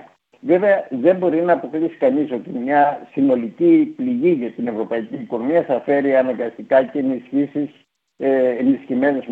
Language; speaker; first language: Greek; native; Greek